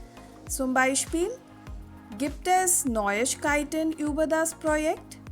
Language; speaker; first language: German; non-native, fluent; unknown